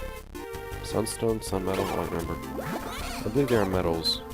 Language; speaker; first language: English; native; English